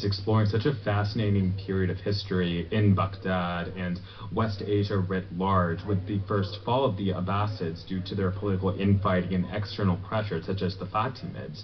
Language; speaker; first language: English; native; English